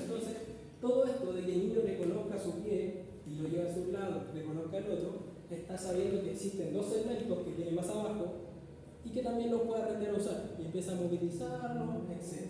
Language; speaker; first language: Spanish; native; Spanish